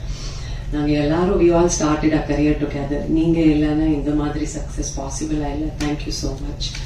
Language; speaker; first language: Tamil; non-native, fluent; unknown